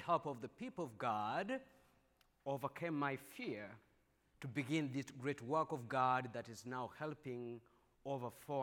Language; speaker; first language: English; non-native, local second language; Ganda